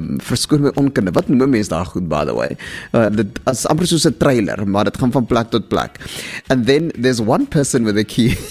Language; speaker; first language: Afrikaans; non-native, local second language; Southern Sotho